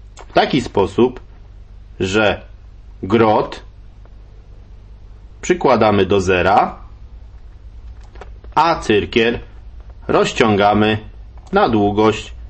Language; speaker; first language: Polish; native; Polish